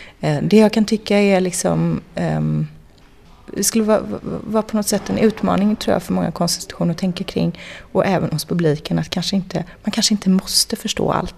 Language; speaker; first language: Swedish; native; Swedish